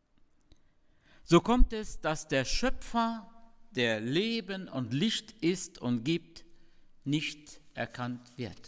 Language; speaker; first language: German; non-native, fluent; Arabic